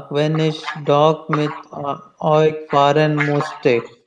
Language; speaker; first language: German; non-native, learner; Hindi